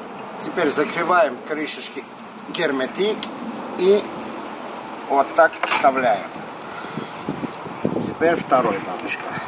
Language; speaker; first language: Russian; non-native, fluent; Armenian